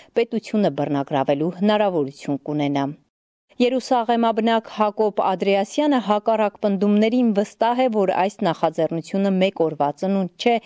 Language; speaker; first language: Armenian; native; Armenian